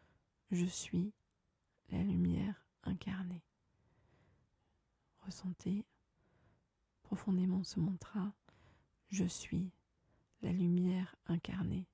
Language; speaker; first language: French; native; French